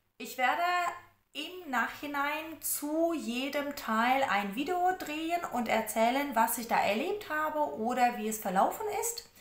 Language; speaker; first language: German; non-native, fluent; Russian